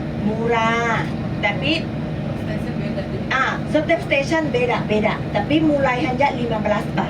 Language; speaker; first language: Indonesian; non-native, learner; Thai